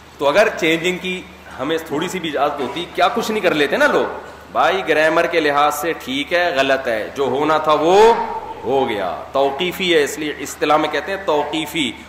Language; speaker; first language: Urdu; native; Urdu